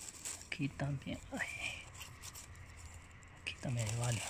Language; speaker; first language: Spanish; non-native, learner; Japanese